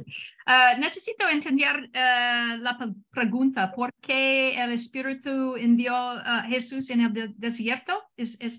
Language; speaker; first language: Spanish; non-native, learner; English